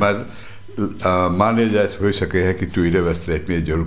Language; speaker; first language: Dutch; non-native, local second language; Caribbean Hindustani